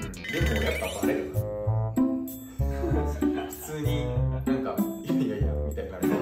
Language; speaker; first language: Japanese; native; Japanese